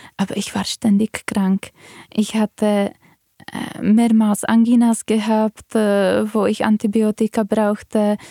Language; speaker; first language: German; non-native, fluent; Czech